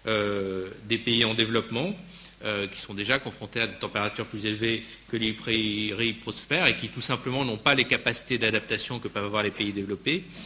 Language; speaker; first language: French; native; French